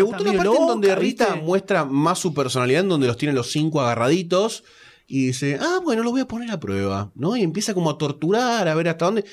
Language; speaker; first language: Spanish; native; Spanish